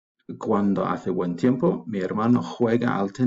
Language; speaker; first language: Spanish; non-native, fluent; English